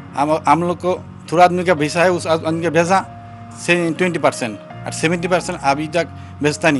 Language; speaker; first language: Hindi; non-native, local second language; Malayalam